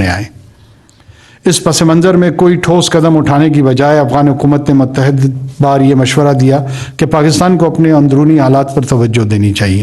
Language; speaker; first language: Urdu; non-native, local second language; Pashto